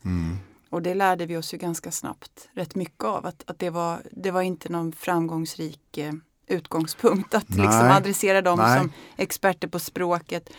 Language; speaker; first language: Swedish; native; Swedish